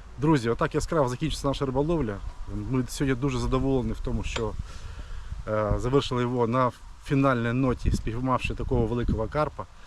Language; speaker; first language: Ukrainian; non-native, local second language; Russian